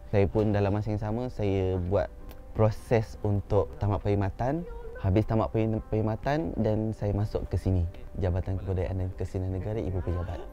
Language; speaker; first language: Malay; non-native, local second language; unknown